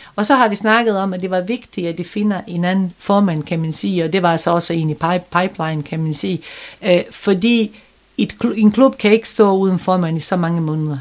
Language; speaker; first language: Danish; non-native, fluent; Bosnian